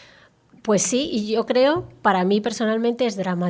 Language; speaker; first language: Spanish; native; Spanish